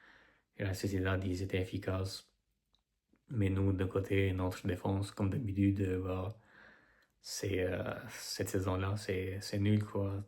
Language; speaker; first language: French; non-native, fluent; Albanian